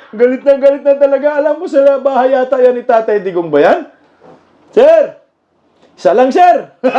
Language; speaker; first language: Filipino; non-native, local second language; Cebuano